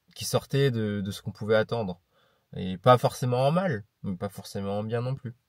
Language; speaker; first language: French; native; French